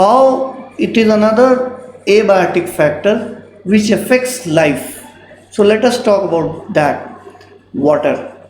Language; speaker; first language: English; non-native, local second language; Hindi